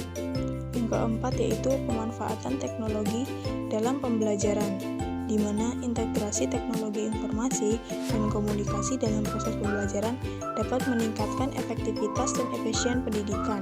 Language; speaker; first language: Indonesian; native; Indonesian